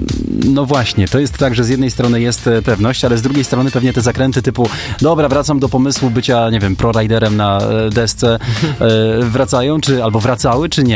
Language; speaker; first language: Polish; native; Polish